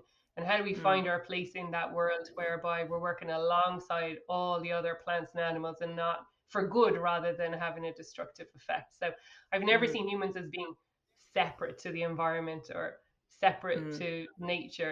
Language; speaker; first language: English; native; English